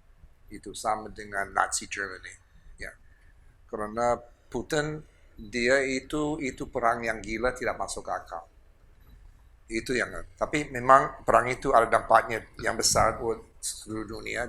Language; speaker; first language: Indonesian; non-native, fluent; English